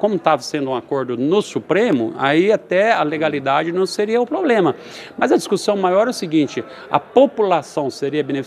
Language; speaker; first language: Portuguese; native; Portuguese